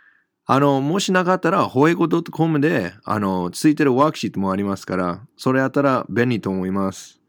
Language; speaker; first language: Japanese; non-native, fluent; English